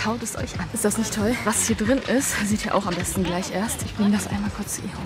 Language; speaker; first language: German; native; German